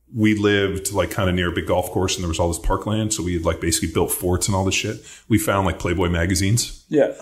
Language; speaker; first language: English; native; English